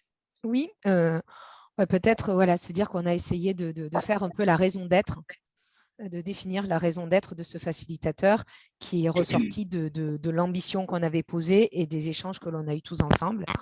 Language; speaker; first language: French; native; French